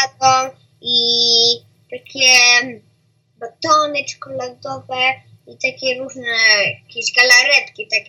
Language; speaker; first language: Polish; early bilingual, heritage; Polish